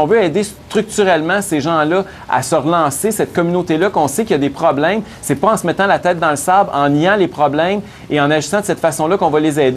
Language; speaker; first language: French; native; French